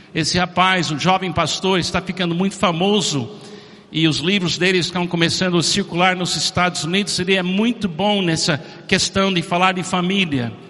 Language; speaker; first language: Portuguese; non-native, fluent; English